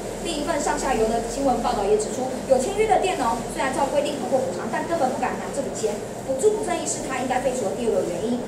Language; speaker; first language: Chinese; native; Chinese